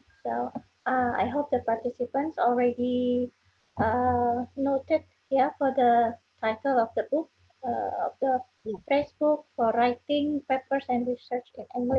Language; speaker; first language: English; non-native, fluent; Indonesian